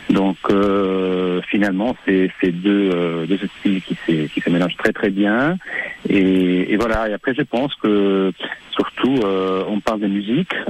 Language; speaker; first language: French; non-native, fluent; Spanish